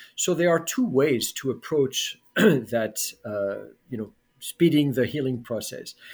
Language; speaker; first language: English; non-native, fluent; French